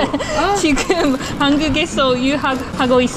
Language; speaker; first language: Korean; non-native, learner; English